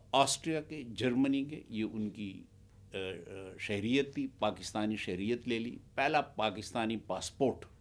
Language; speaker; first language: Urdu; non-native, local second language; Pashto